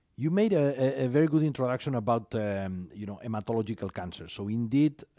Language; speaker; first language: English; non-native, fluent; Spanish